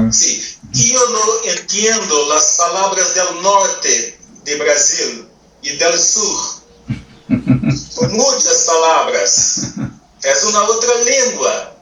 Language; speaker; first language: Spanish; non-native, learner; Portuguese